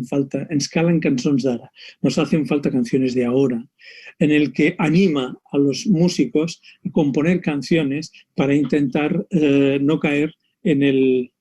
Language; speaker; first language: Spanish; native; Spanish